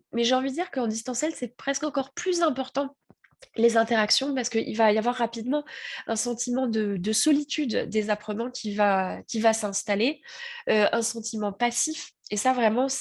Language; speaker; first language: French; native; French